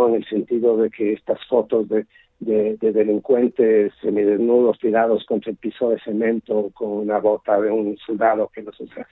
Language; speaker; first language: Spanish; native; Spanish